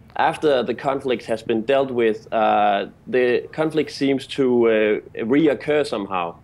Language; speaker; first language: English; native; English